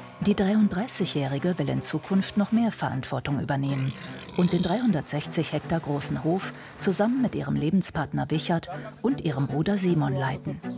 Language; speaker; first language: German; native; German